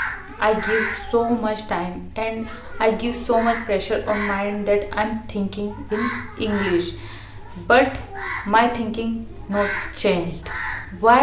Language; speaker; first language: English; non-native, learner; Hindi